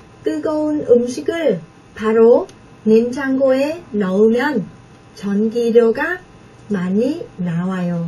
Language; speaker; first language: Korean; non-native, fluent; Vietnamese